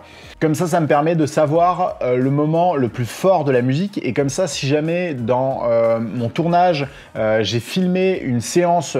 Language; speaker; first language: French; native; French